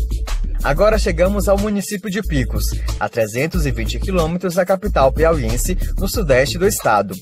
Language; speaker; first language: Portuguese; native; Portuguese